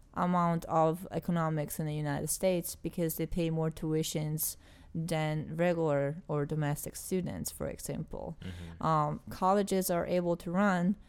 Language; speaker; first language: English; non-native, fluent; Italian